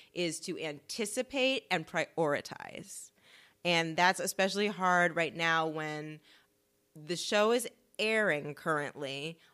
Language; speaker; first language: English; native; English